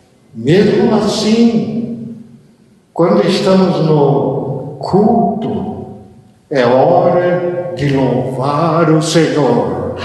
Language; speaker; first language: Portuguese; early bilingual, other home language; Japanese